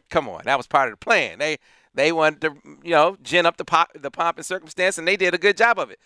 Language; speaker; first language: English; native; English